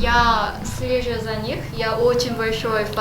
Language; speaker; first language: Russian; non-native, fluent; Korean